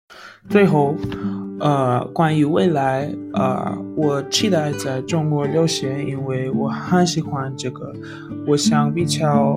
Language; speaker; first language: Chinese; non-native, learner; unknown